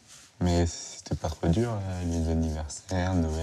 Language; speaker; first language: French; native; French